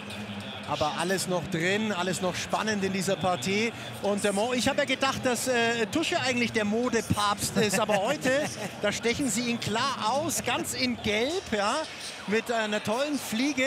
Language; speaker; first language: German; native; German